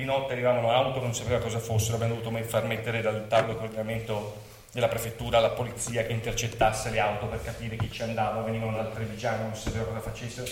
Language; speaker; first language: Italian; native; Italian